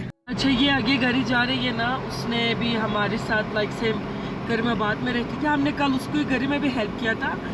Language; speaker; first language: Hindi; non-native, fluent; Turkish